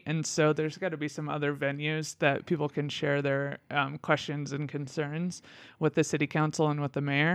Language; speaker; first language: English; native; English